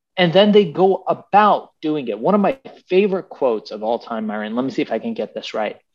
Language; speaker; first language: English; early bilingual, other home language; Persian